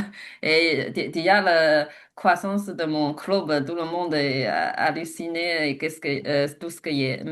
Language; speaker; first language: French; non-native, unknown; Chinese